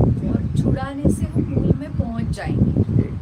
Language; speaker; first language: Hindi; native; Hindi